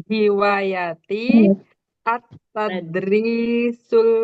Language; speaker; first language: Arabic; non-native, learner; Indonesian